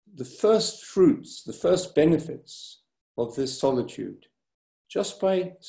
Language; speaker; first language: English; native; English